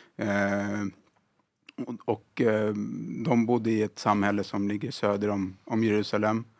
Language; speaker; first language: Swedish; early bilingual, other home language; Arabic